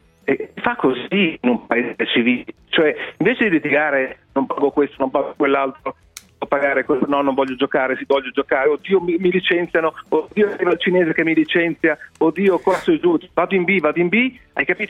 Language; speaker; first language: Italian; native; Italian